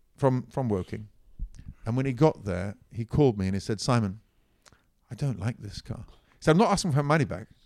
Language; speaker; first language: English; non-native, fluent; Italian